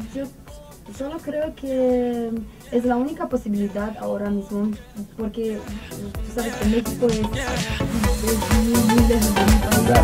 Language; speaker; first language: Spanish; non-native, learner; Romanian